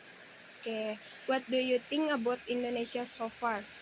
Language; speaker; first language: English; non-native, learner; Indonesian